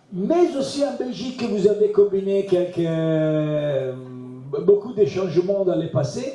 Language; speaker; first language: French; non-native, learner; Italian